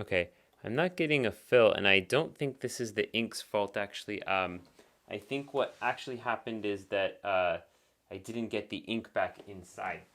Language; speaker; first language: English; native; English